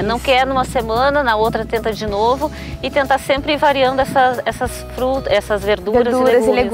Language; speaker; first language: Portuguese; native; Portuguese